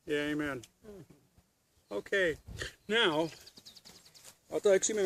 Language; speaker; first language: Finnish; early bilingual, heritage; English